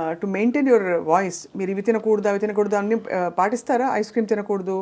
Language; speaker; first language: Telugu; native; Telugu